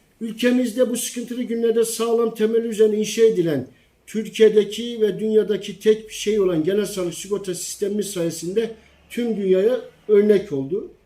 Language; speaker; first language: Turkish; native; Turkish